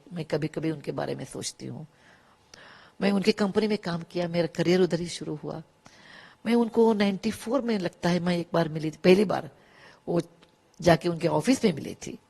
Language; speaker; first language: Hindi; non-native, local second language; Kannada